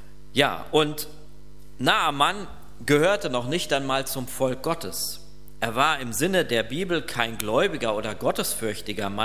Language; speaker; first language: German; native; German